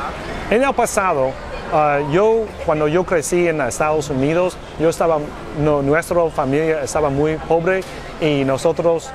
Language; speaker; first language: Spanish; non-native, learner; English